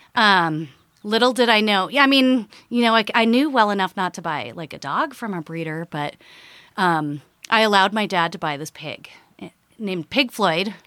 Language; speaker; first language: English; early bilingual, other home language; Dutch